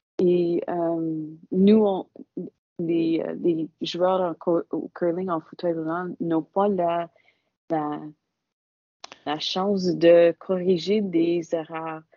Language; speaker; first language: French; non-native, local second language; English